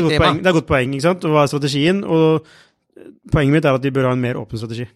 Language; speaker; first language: Norwegian; native; Norwegian